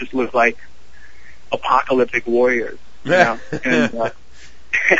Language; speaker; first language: English; native; English